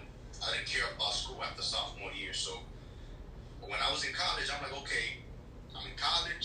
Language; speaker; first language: English; native; English